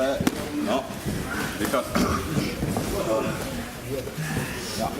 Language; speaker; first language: French; native; French